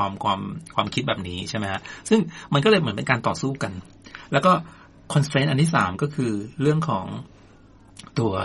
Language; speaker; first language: Thai; native; Thai